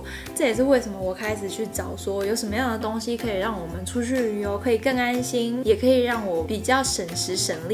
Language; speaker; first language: Chinese; native; Chinese